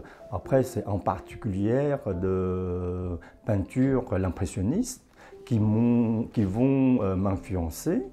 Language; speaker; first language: French; non-native, fluent; Chinese